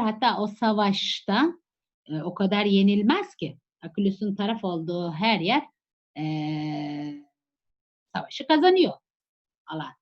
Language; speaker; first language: Turkish; native; Turkish